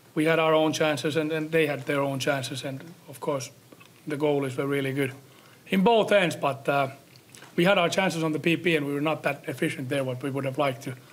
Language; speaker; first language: English; non-native, fluent; Finnish